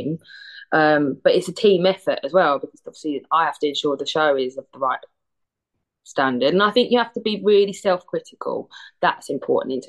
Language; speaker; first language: English; native; English